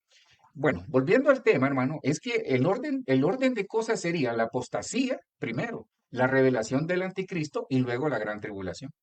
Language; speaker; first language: Spanish; native; Spanish